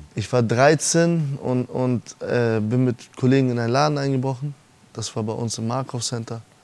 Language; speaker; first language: German; early bilingual, other home language; Persian